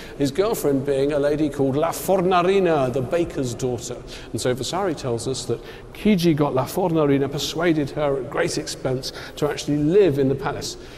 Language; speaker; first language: English; native; English